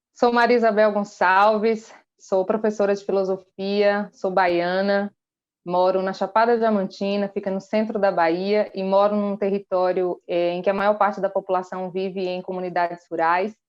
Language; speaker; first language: Portuguese; native; Portuguese